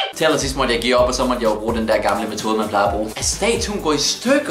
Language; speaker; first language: Danish; native; Danish